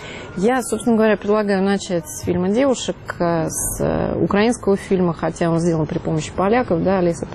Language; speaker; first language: Russian; native; Russian